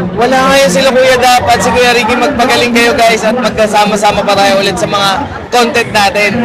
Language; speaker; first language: Filipino; native; Filipino